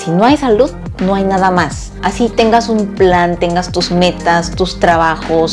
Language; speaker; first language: Spanish; early bilingual, other home language; Korean